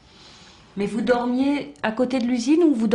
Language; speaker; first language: French; native; French